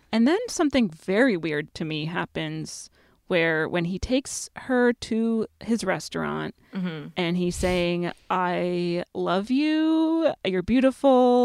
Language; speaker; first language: English; native; English